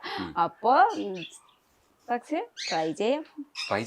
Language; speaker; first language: Malayalam; non-native, learner; Nepali